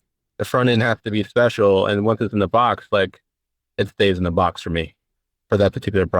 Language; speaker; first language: English; native; English